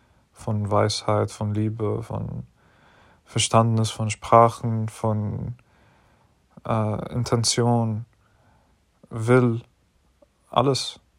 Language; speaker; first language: German; non-native, fluent; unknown